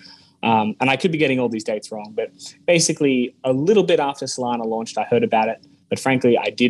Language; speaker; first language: English; native; English